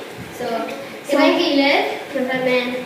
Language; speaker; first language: Welsh; non-native, local second language; English